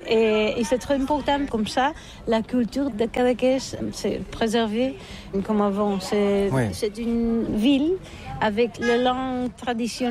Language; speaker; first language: French; non-native, learner; Catalan